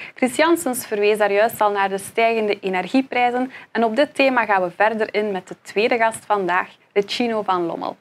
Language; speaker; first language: Dutch; native; Dutch